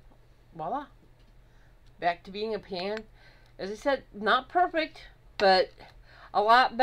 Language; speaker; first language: English; native; English